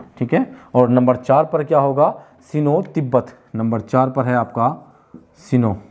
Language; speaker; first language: Hindi; native; Hindi